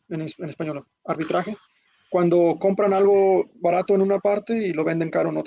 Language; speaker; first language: Spanish; early bilingual, heritage; Spanish